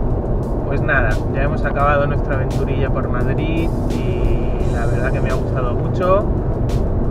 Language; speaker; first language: Spanish; native; Spanish